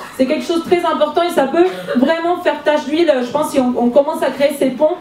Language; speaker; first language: French; non-native, fluent; Spanish